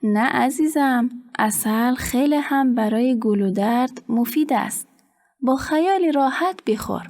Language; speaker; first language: Persian; native; Persian